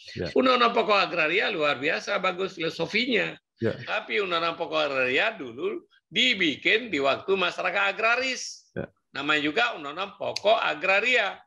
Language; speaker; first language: Indonesian; non-native, local second language; Achinese